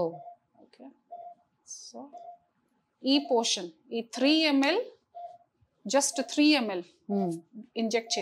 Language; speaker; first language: Telugu; non-native, fluent; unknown